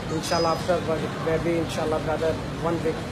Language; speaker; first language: English; non-native, learner; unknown